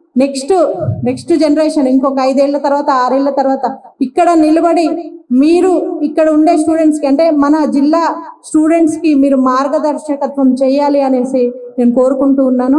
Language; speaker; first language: Telugu; native; Telugu